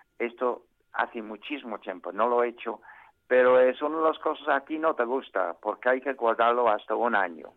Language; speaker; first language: Spanish; non-native, fluent; English